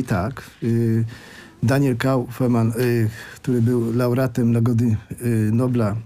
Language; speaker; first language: Polish; native; Polish